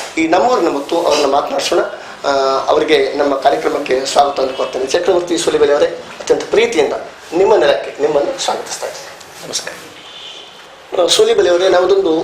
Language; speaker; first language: Kannada; native; Kannada